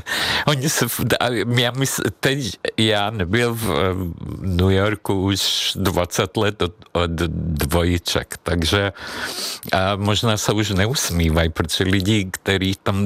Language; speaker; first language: Czech; non-native, fluent; Hungarian